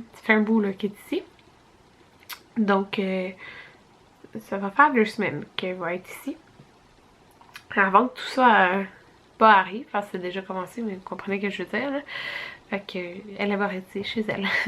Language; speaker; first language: French; native; French